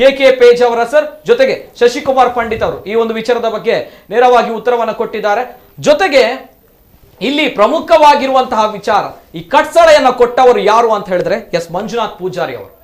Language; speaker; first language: Kannada; non-native, local second language; Tulu